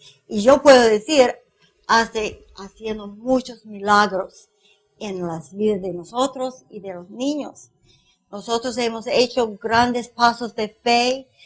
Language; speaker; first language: Spanish; non-native, fluent; English